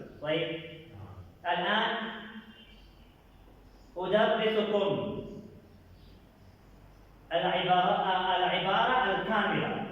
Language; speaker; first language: Arabic; non-native, fluent; Pashto